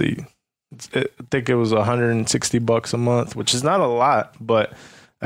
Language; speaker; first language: English; early bilingual, other home language; Spanish